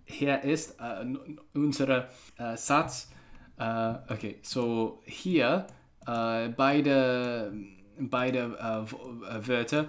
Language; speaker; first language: German; non-native, learner; English